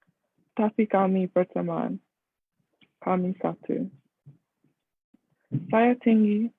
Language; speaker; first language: Indonesian; non-native, learner; English